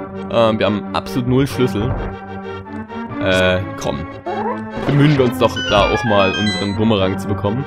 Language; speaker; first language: German; native; German